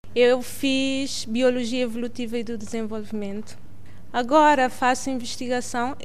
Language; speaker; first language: Portuguese; non-native, local second language; Kabuverdianu